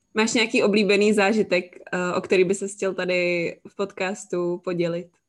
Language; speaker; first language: Czech; native; Czech